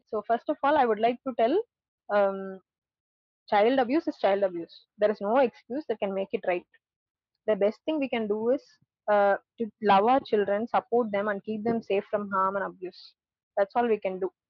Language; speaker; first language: English; non-native, local second language; Tamil